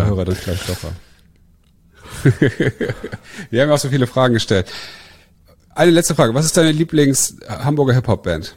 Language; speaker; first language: German; native; German